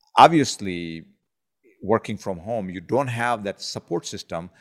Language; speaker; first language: English; non-native, local second language; Gujarati